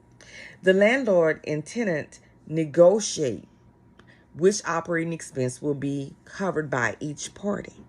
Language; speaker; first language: English; native; English